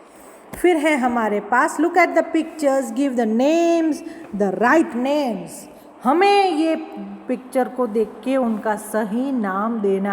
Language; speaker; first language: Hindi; native; Hindi